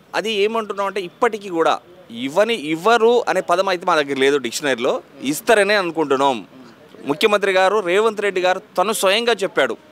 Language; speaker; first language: Telugu; non-native, local second language; Lambadi